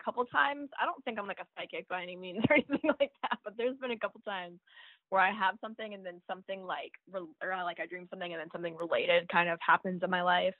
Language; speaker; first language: English; native; English